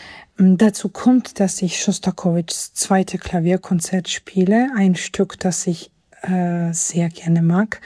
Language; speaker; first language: German; non-native, fluent; Georgian